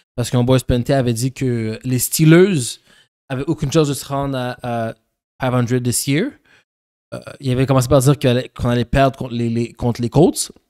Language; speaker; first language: French; early bilingual, other home language; Haitian Creole